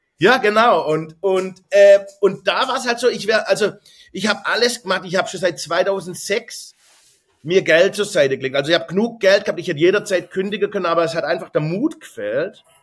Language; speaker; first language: German; native; German